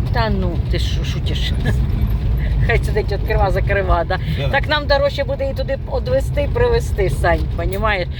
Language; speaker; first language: Ukrainian; native; Ukrainian